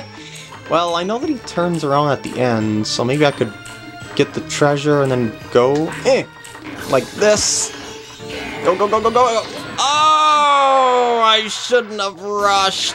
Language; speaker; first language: English; native; English